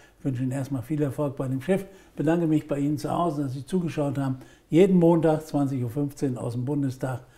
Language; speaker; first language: German; native; German